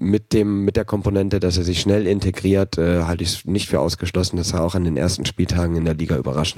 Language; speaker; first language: German; native; German